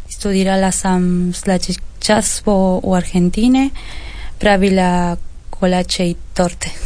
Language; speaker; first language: Croatian; non-native, learner; Spanish